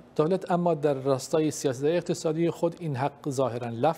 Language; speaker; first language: Persian; non-native, local second language; Kurdish